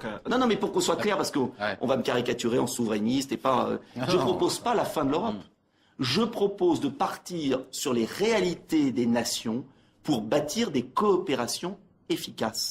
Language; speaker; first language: French; native; French